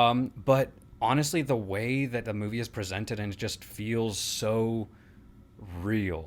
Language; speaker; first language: English; native; English